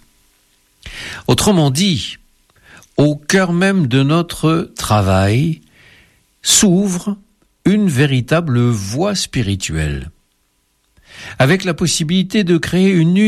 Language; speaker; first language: French; native; French